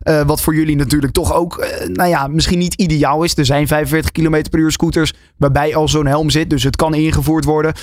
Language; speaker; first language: Dutch; native; Dutch